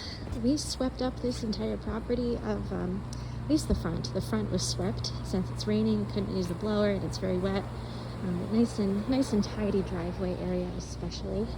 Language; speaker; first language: English; native; English